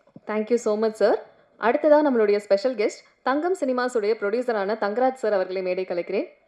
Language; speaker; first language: Tamil; native; Tamil